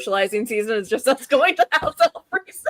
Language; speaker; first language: English; native; English